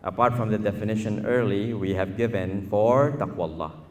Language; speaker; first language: English; non-native, local second language; Filipino